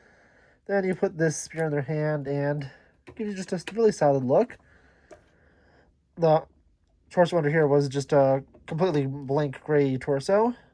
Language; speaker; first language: English; native; English